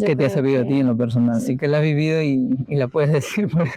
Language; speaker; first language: Spanish; native; Spanish